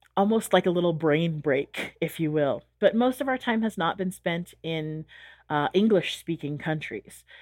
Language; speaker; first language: English; native; English